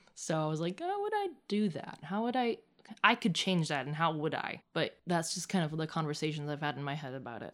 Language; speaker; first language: English; early bilingual, other home language; Russian